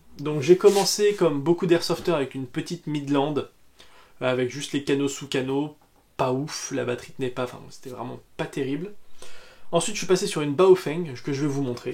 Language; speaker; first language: French; native; French